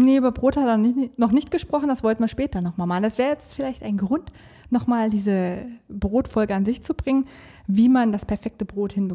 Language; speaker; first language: German; native; German